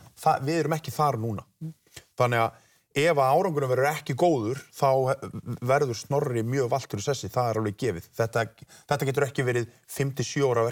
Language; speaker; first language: Icelandic; native; Icelandic